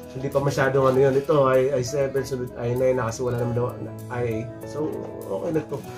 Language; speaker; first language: Filipino; non-native, local second language; Bikol